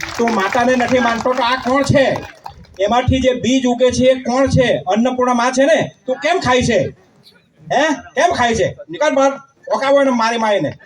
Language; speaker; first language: Gujarati; non-native, local second language; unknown